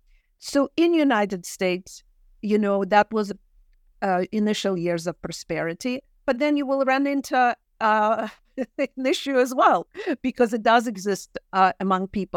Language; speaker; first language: English; non-native, fluent; Russian